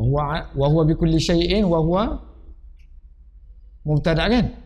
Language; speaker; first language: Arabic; non-native, fluent; Malay